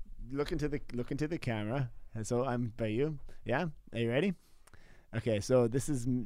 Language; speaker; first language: English; native; English